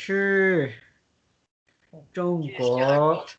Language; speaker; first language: Chinese; non-native, learner; French